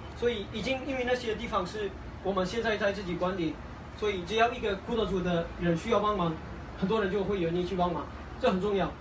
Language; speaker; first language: Chinese; non-native, fluent; Kurdish